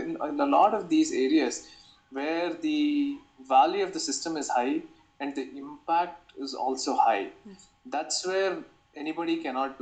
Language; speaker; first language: English; non-native, local second language; Kannada